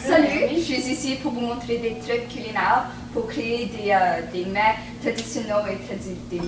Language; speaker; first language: French; non-native, fluent; English